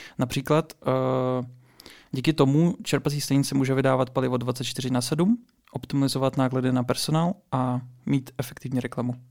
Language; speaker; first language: Czech; early bilingual, other home language; Russian